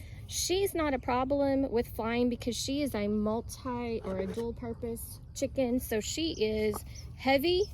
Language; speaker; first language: English; native; English